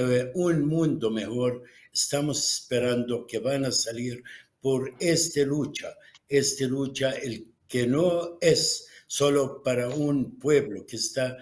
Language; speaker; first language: Spanish; non-native, fluent; Arabic